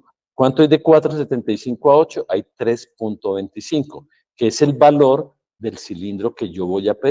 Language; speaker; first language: Spanish; native; Spanish